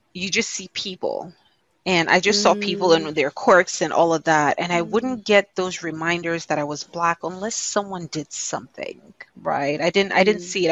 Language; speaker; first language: English; non-native, local second language; Igbo